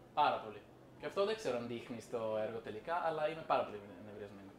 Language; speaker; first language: Greek; non-native, fluent; Italian